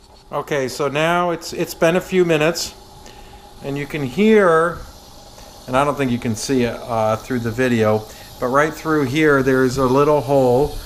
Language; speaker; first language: English; native; English